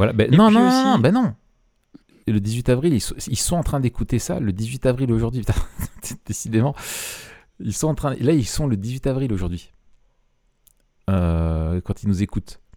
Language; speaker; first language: French; native; French